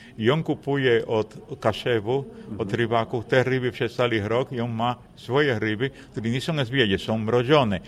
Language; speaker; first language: Polish; non-native, fluent; Spanish